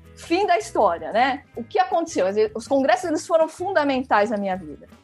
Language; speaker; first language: Portuguese; native; Portuguese